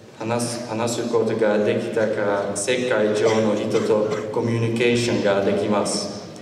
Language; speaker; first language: Japanese; non-native, learner; Dutch